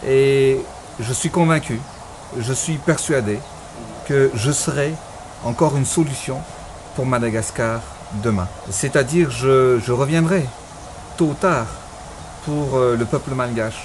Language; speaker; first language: French; non-native, local second language; Malagasy